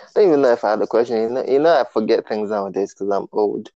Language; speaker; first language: English; non-native, local second language; Igbo